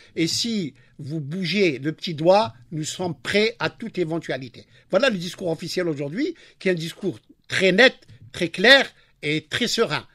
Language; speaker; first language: French; non-native, local second language; Arabic